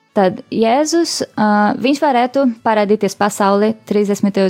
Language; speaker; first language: Latvian; non-native, fluent; Portuguese